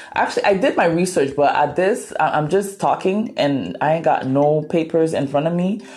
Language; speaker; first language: English; non-native, local second language; Akan